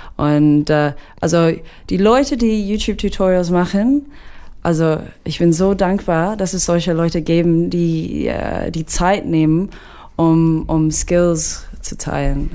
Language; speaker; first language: German; non-native, fluent; English